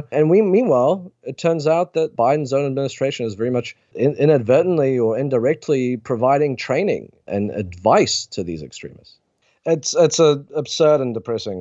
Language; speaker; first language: English; native; English